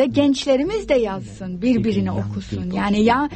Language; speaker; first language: Turkish; non-native, fluent; English